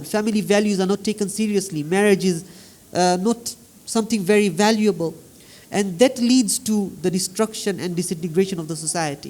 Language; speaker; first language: English; non-native, fluent; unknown